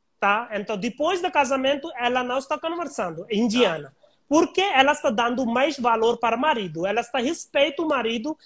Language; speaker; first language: Portuguese; non-native, learner; Hindi